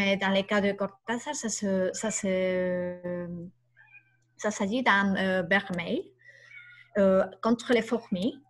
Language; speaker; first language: French; non-native, learner; Spanish